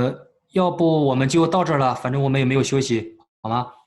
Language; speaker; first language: Chinese; native; Chinese